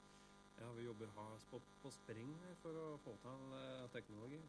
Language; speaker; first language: Norwegian; native; Norwegian